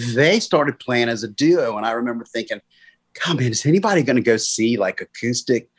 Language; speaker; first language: English; native; English